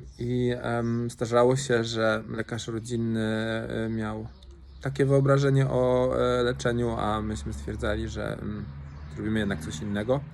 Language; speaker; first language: Polish; native; Polish